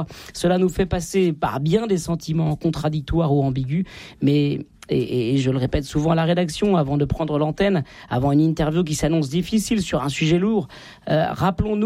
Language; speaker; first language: French; native; French